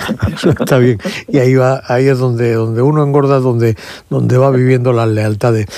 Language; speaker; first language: Spanish; native; Spanish